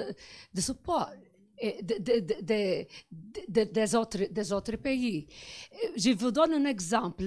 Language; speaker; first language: French; non-native, fluent; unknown